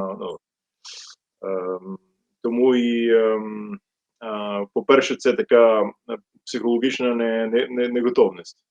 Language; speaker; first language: Ukrainian; non-native, fluent; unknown